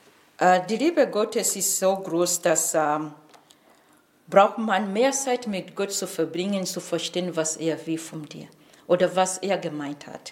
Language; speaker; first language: German; non-native, learner; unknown